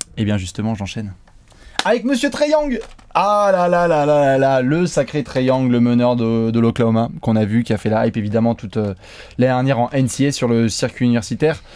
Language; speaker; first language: French; native; French